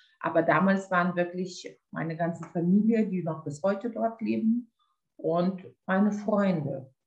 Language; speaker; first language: German; non-native, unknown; Lithuanian